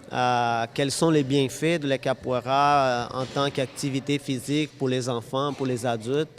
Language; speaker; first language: French; non-native, fluent; Portuguese